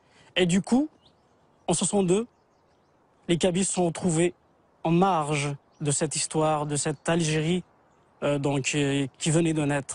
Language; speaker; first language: French; non-native, local second language; Kabyle